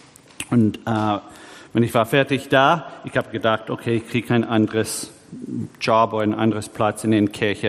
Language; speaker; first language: German; early bilingual, heritage; German